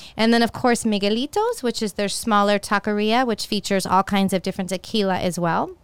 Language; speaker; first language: English; native; English